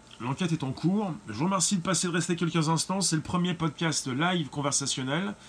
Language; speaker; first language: French; native; French